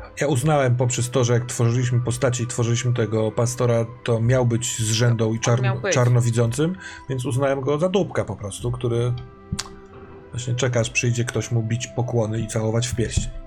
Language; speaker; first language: Polish; native; Polish